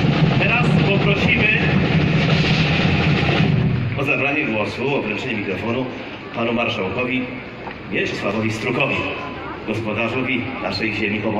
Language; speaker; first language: Polish; native; Polish